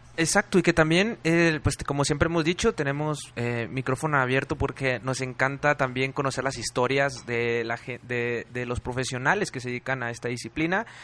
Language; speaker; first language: Spanish; native; Spanish